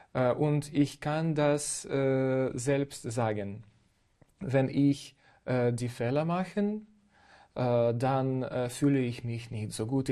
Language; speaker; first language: German; non-native, fluent; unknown